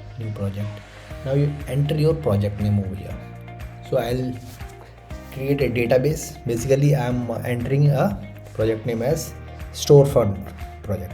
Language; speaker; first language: English; non-native, local second language; Hindi